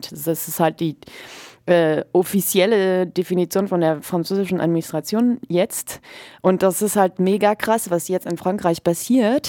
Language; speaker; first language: German; native; German